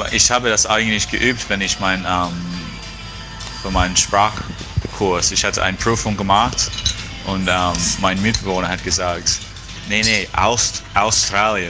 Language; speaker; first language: German; non-native, fluent; English